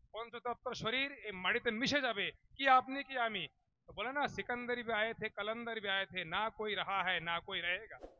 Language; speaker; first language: Hindi; non-native, local second language; Bangla